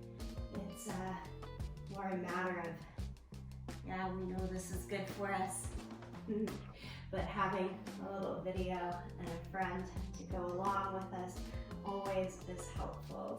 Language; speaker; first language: English; native; English